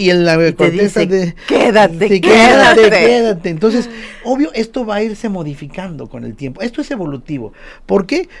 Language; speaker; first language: Spanish; native; Spanish